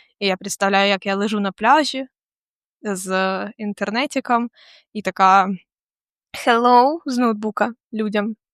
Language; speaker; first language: Ukrainian; non-native, local second language; Russian